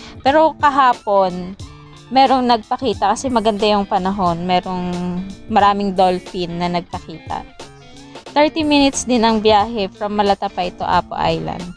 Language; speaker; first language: Filipino; non-native, local second language; Cebuano